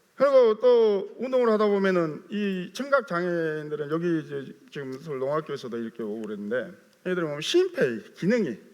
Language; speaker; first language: Korean; native; Korean